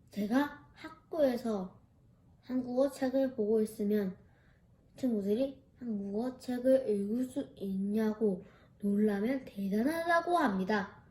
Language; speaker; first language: Korean; early bilingual, heritage; Korean